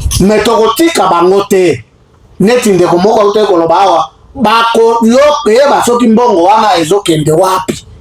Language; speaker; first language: Lingala; non-native, local second language; Swahili